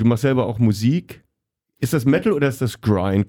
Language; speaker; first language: German; native; German